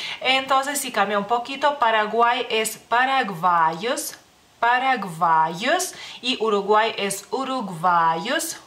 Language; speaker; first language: Spanish; non-native, fluent; Lithuanian